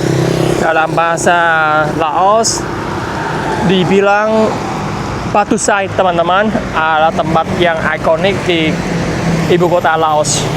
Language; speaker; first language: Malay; non-native, fluent; Vietnamese